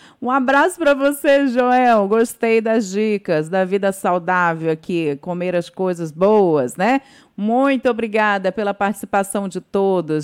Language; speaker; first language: Portuguese; native; Portuguese